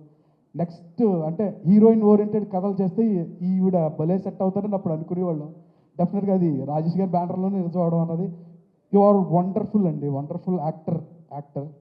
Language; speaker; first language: Telugu; native; Telugu